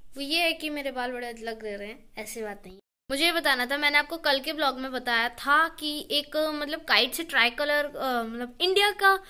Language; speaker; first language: Hindi; native; Hindi